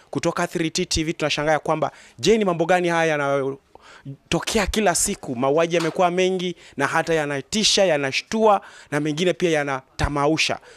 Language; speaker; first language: Swahili; non-native, local second language; Kikuyu